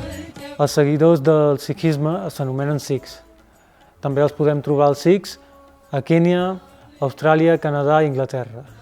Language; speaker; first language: Catalan; early bilingual, other home language; Punjabi